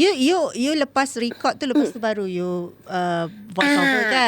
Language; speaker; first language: Malay; native; Malay